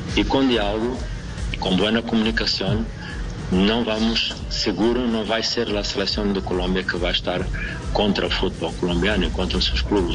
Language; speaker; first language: Portuguese; non-native, fluent; Spanish